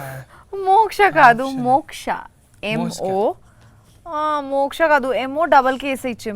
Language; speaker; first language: Telugu; non-native, learner; Bangla